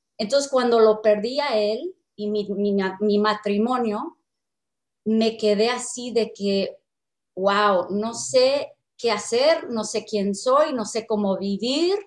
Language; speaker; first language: Spanish; non-native, fluent; English